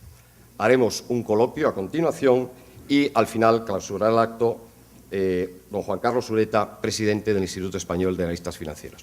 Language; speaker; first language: Spanish; native; Spanish